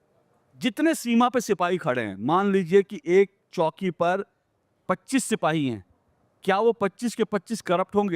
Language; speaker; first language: Hindi; native; Hindi